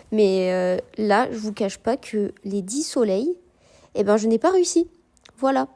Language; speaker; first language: French; native; French